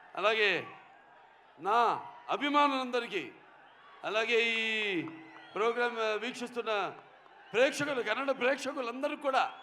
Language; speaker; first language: Telugu; native; Telugu